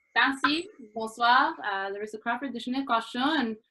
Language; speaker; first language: French; non-native, learner; English